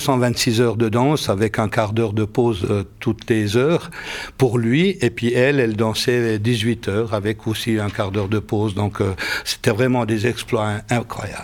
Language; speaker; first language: French; native; French